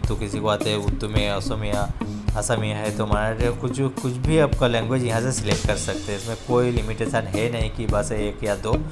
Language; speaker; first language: Hindi; non-native, local second language; Bangla